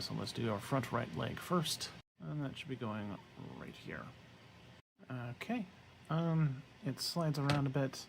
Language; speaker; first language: English; native; English